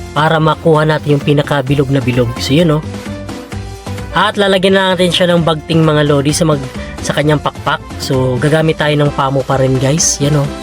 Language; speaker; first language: Filipino; non-native, local second language; Bikol